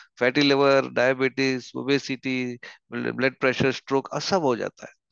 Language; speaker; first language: Hindi; non-native, local second language; Telugu